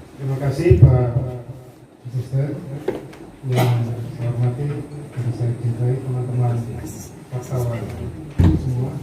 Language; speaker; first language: Indonesian; native; Indonesian